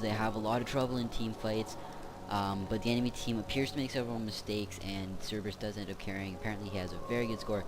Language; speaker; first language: English; native; English